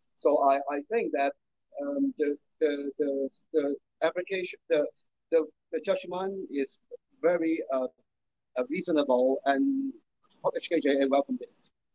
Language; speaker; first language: English; non-native, local second language; Cantonese